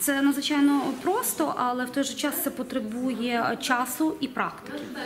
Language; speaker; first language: Ukrainian; native; Ukrainian